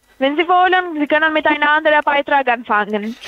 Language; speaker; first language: German; non-native, fluent; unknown